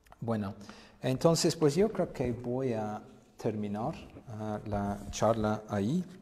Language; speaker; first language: Spanish; non-native, fluent; English